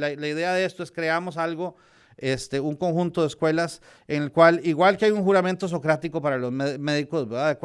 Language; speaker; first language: Spanish; native; Spanish